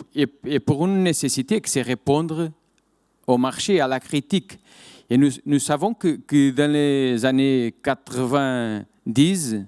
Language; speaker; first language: French; non-native, fluent; Portuguese